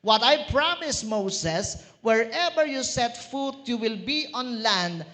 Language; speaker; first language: English; non-native, local second language; Filipino